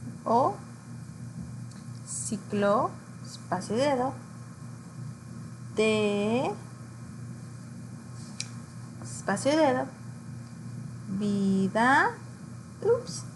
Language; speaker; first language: Spanish; early bilingual, heritage; Spanish